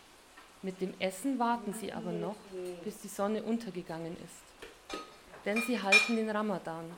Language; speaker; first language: German; native; German